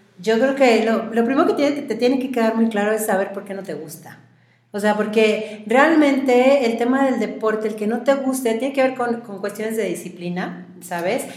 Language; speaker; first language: Spanish; native; Spanish